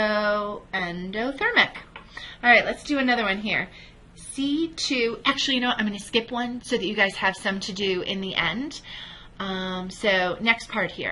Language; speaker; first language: English; native; English